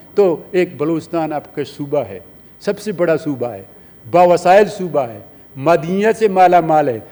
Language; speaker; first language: Urdu; non-native, local second language; Baluchi